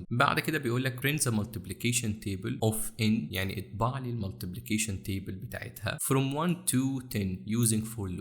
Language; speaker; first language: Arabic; native; Arabic